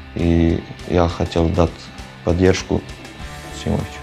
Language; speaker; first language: Russian; non-native, learner; Serbian